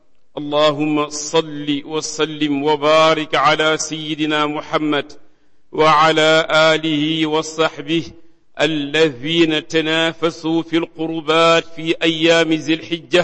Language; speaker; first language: Arabic; non-native, fluent; Wolof